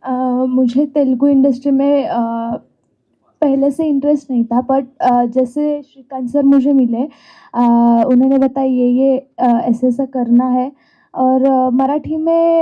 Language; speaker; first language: Hindi; non-native, local second language; Marathi